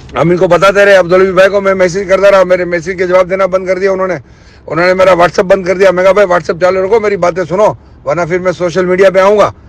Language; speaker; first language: Urdu; native; Urdu